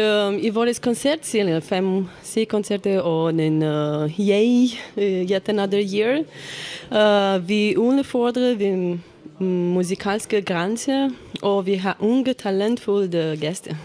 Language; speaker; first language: Danish; non-native, learner; Romanian